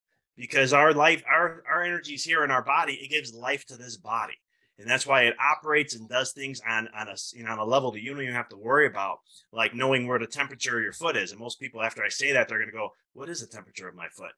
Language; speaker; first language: English; native; English